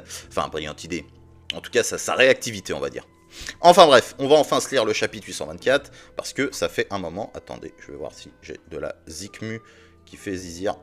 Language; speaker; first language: French; native; French